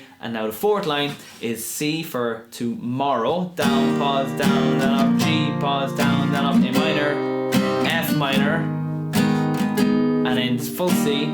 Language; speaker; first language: English; native; English